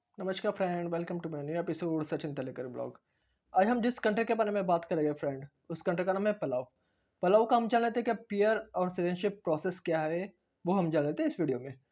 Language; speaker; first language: Hindi; non-native, local second language; Marathi